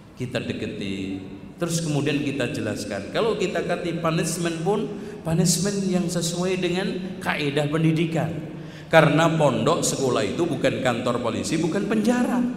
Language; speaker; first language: Indonesian; native; Indonesian